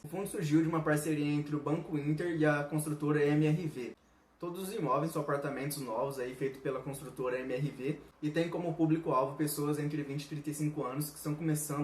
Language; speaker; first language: Portuguese; native; Portuguese